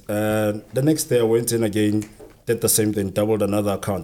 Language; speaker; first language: English; non-native, local second language; Southern Sotho